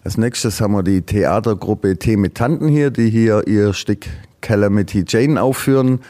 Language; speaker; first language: German; native; German